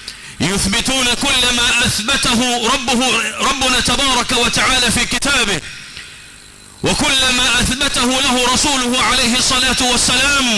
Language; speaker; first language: Arabic; non-native, local second language; Swahili